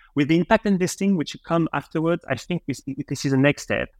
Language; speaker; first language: English; non-native, fluent; French